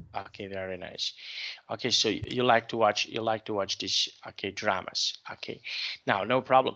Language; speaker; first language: English; non-native, fluent; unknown